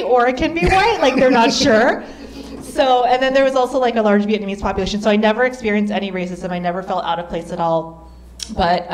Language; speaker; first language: English; native; English